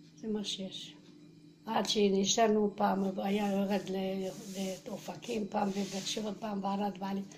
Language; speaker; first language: Hebrew; non-native, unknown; Arabic